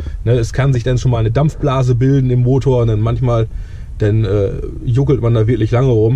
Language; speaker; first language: German; native; German